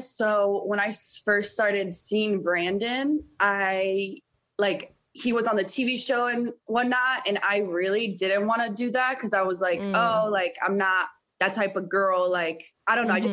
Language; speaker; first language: English; early bilingual, other home language; Italian